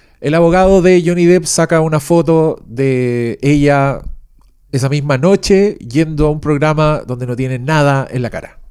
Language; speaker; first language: Spanish; native; Spanish